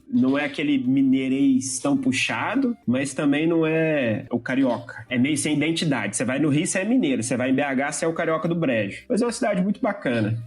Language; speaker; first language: Portuguese; native; Portuguese